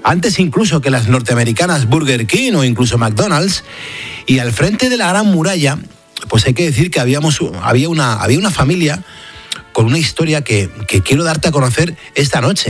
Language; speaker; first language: Spanish; native; Spanish